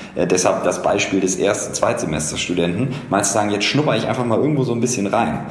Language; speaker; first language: German; native; German